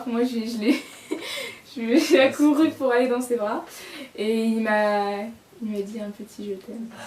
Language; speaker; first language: French; native; French